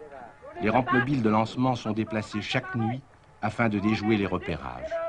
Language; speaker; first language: French; native; French